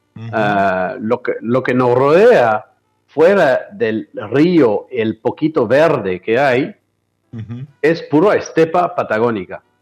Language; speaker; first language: Spanish; non-native, fluent; French